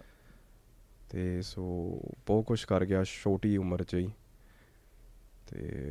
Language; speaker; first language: Punjabi; native; Punjabi